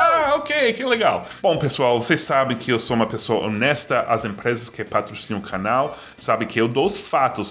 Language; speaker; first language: Portuguese; non-native, fluent; English